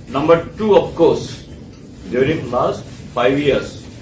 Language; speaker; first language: English; non-native, local second language; Bangla